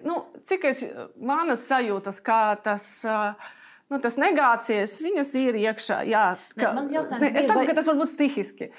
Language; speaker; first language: Latvian; non-native, local second language; Russian